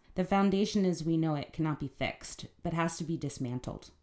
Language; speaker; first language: English; native; English